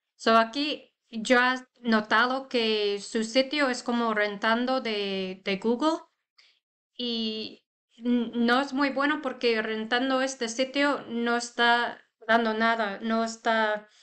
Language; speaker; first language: Spanish; non-native, learner; English